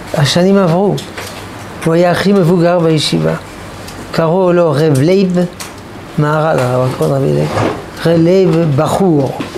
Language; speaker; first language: Hebrew; non-native, fluent; French